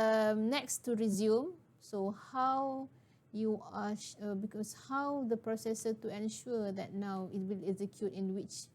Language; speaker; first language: English; non-native, local second language; Malay